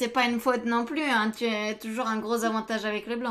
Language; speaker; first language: French; native; French